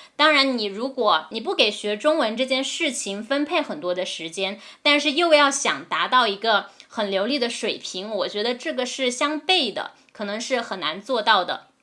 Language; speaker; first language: Chinese; native; Chinese